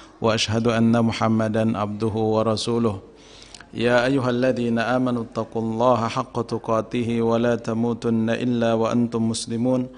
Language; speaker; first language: Arabic; non-native, fluent; Indonesian